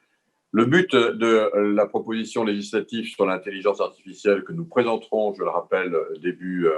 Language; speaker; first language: French; native; French